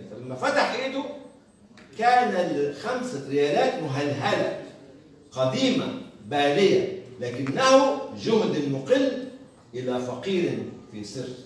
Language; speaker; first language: Arabic; native; Arabic